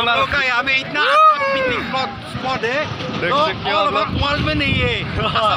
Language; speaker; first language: Hindi; non-native, local second language; Assamese